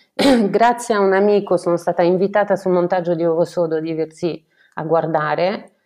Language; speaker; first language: Italian; non-native, fluent; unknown